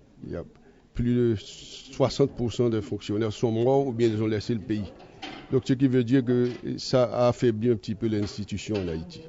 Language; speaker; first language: French; native; French